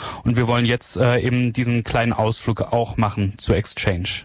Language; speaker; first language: German; native; German